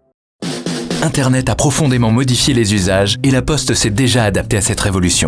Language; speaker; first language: French; native; French